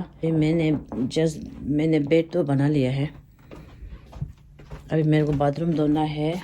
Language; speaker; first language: Hindi; non-native, local second language; Tibetan